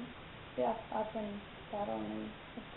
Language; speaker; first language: Spanish; non-native, learner; English